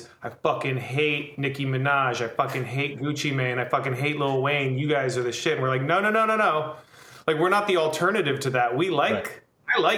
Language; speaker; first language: English; native; English